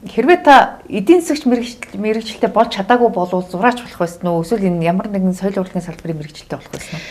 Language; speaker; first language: Mongolian; native; Mongolian